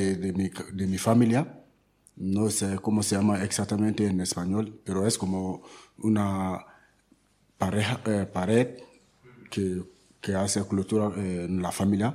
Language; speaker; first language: Spanish; non-native, learner; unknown